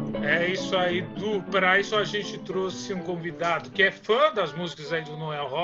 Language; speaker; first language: Portuguese; native; Portuguese